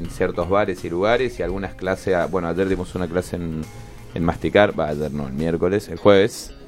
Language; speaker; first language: Spanish; native; Spanish